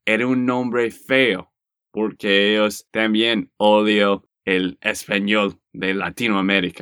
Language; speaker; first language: Spanish; non-native, learner; English